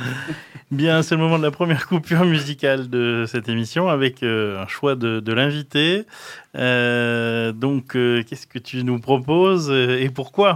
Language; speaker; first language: French; native; French